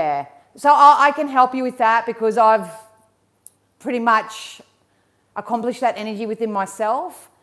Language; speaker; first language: English; native; English